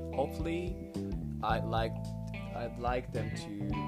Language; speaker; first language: English; non-native, fluent; Japanese